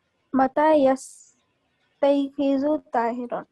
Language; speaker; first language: Arabic; non-native, learner; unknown